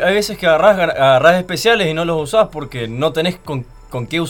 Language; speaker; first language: Spanish; native; Spanish